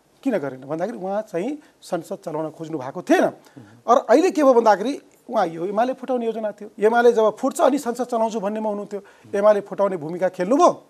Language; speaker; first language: Nepali; native; Nepali